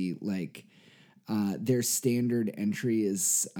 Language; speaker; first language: English; native; English